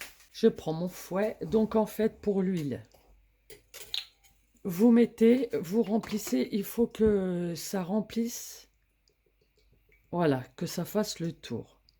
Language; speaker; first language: French; native; French